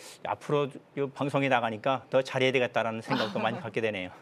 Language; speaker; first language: Korean; native; Korean